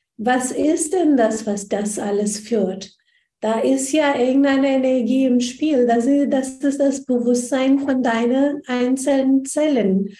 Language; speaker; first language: German; non-native, fluent; Hindi